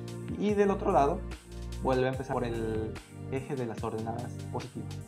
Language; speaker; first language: Spanish; native; Spanish